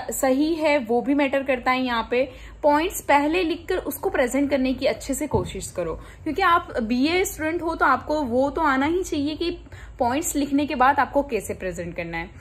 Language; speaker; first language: Hindi; non-native, local second language; Gujarati